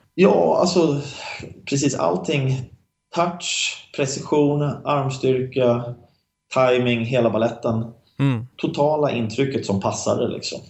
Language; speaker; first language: Swedish; native; Swedish